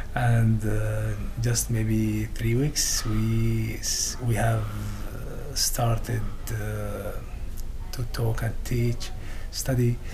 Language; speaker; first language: English; non-native, learner; Arabic